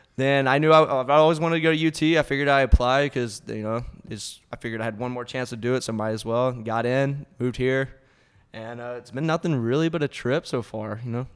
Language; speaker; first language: English; native; English